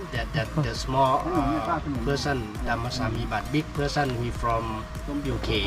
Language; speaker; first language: English; non-native, learner; Thai